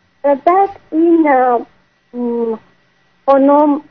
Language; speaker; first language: Persian; non-native, fluent; French